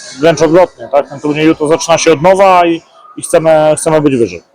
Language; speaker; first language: Polish; native; Polish